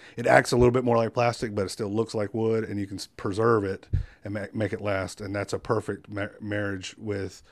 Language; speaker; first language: English; native; English